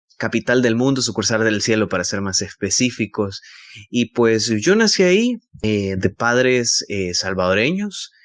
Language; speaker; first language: Spanish; native; Spanish